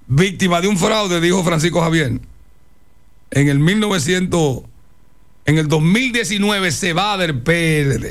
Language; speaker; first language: Spanish; native; Spanish